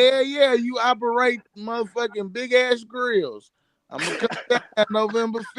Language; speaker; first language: English; native; English